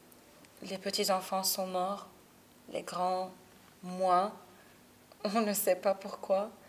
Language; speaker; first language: French; non-native, local second language; Arabic